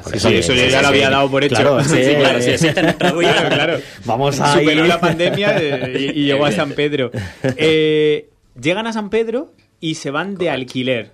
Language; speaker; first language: Spanish; native; Spanish